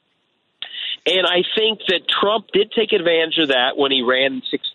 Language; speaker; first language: English; native; English